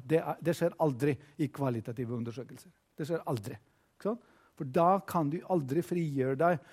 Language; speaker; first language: Norwegian; non-native, fluent; Greek